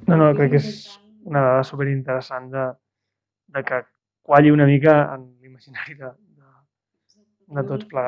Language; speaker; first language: Catalan; native; Catalan